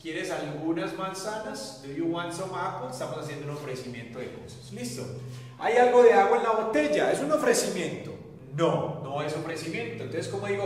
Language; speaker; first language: Spanish; native; Spanish